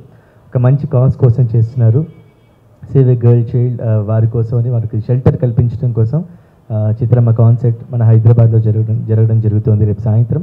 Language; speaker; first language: Telugu; native; Telugu